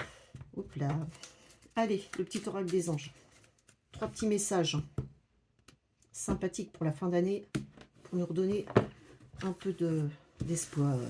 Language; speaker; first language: French; native; French